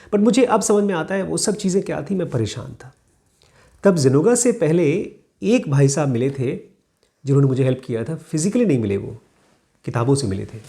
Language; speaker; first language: Hindi; native; Hindi